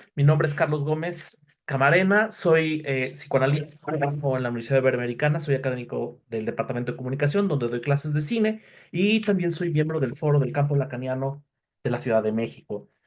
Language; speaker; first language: Spanish; native; Spanish